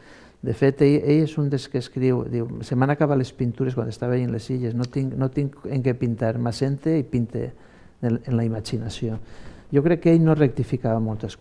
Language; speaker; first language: Catalan; native; Catalan